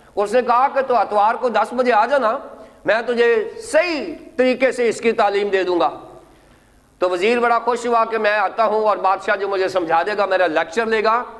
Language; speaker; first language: Urdu; non-native, local second language; Punjabi